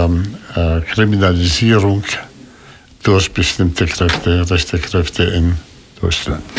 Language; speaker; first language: German; non-native, fluent; Arabic